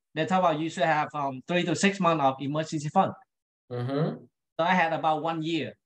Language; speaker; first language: English; non-native, fluent; Vietnamese